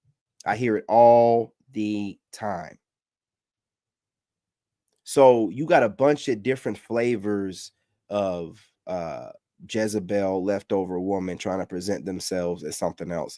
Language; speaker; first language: English; native; English